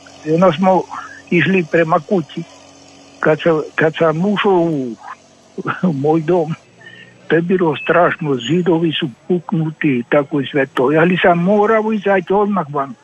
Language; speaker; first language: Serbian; early bilingual, heritage; Serbian